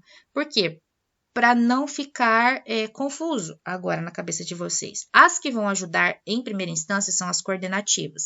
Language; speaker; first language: Portuguese; native; Portuguese